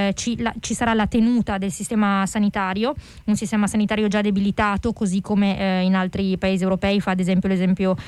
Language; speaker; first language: Italian; native; Italian